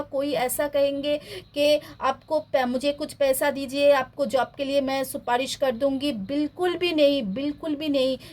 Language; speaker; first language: Hindi; non-native, local second language; Bangla